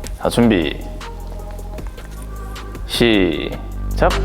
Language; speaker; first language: Korean; native; Korean